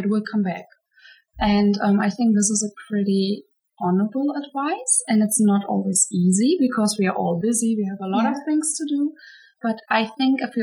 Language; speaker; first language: English; non-native, fluent; German